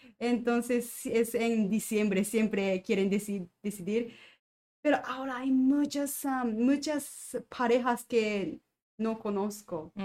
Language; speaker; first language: Spanish; non-native, learner; Japanese